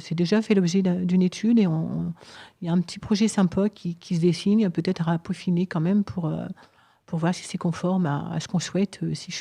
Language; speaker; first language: French; native; French